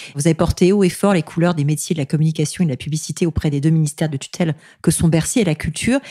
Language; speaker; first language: French; native; French